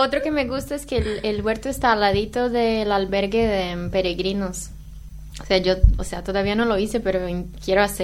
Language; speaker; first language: Spanish; non-native, fluent; Portuguese